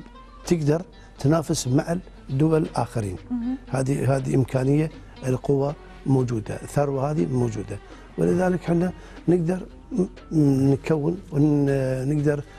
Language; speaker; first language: Arabic; non-native, fluent; Turkish